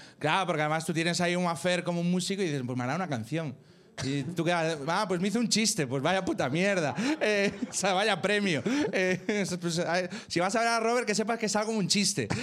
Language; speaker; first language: Spanish; native; Spanish